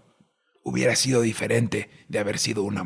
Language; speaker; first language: Spanish; native; Spanish